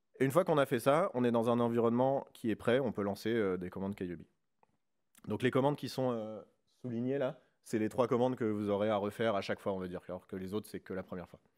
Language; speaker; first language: French; native; French